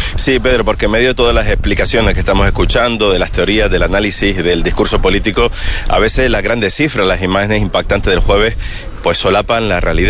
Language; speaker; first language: Spanish; native; Spanish